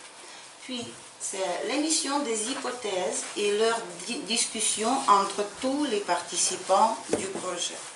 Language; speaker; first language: French; non-native, fluent; Ukrainian